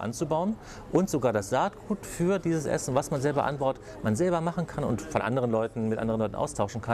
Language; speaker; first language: German; native; German